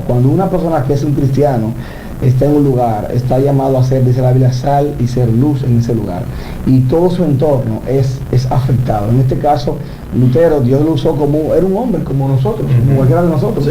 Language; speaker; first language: Spanish; native; Spanish